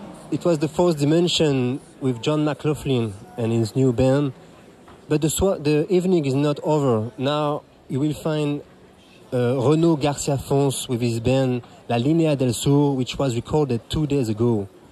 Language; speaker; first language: English; non-native, fluent; French